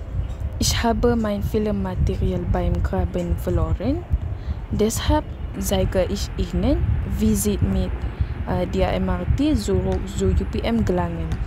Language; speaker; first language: German; non-native, learner; Malay